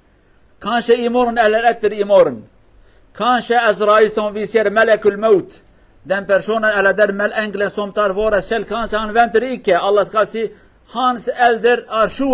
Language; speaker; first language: Swedish; non-native, learner; Kurdish